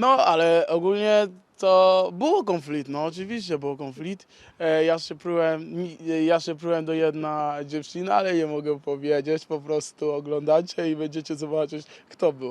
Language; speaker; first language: Polish; non-native, learner; Portuguese